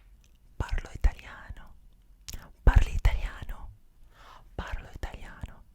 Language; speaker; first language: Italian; non-native, learner; English